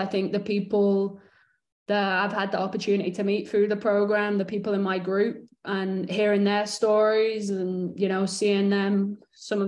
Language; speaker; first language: English; native; English